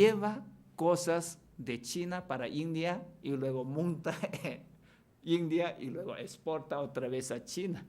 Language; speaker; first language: Spanish; non-native, fluent; Chinese